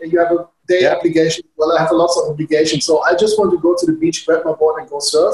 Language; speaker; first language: English; non-native, fluent; German